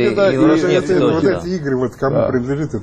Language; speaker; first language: Russian; native; Russian